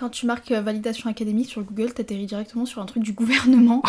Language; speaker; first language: French; native; French